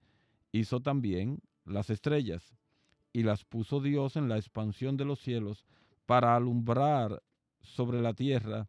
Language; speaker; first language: Spanish; native; Spanish